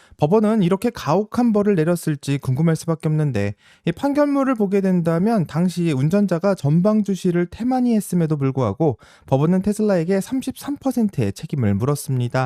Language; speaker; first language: Korean; native; Korean